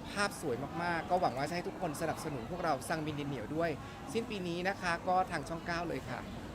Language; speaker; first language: Thai; native; Thai